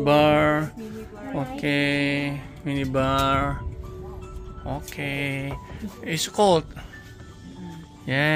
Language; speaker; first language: English; non-native, learner; Indonesian